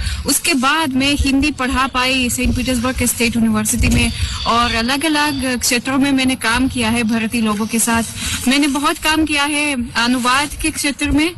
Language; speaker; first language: Hindi; non-native, fluent; Russian